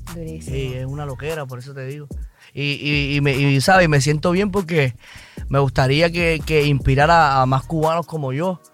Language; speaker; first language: Spanish; native; Spanish